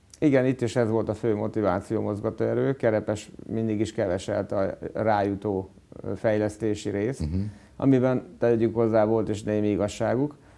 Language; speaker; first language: Hungarian; native; Hungarian